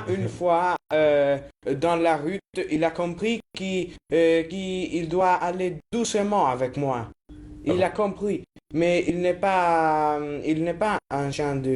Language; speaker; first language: French; non-native, learner; Italian